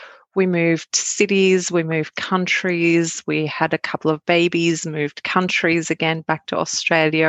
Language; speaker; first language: English; non-native, fluent; Arabic